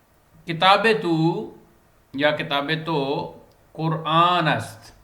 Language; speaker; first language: Persian; non-native, fluent; Urdu